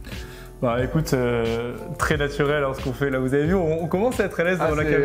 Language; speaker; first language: French; native; French